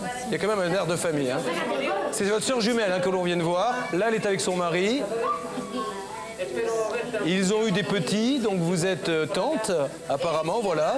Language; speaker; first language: French; native; French